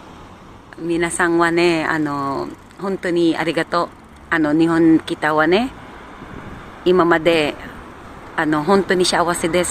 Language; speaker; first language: Japanese; non-native, learner; Filipino